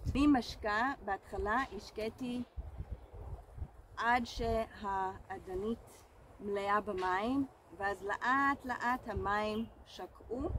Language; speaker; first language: Hebrew; non-native, fluent; English